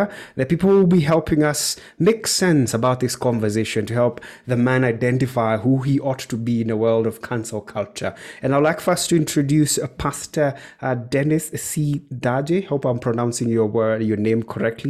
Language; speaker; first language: English; non-native, local second language; Kikuyu